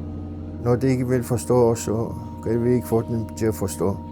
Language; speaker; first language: Danish; non-native, local second language; Kalaallisut